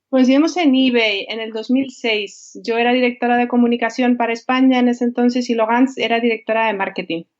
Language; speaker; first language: Spanish; native; Spanish